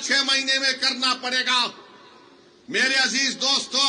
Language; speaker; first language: Urdu; native; Urdu